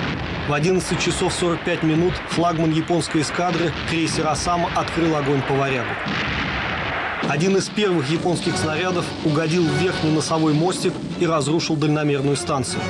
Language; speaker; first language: Russian; native; Russian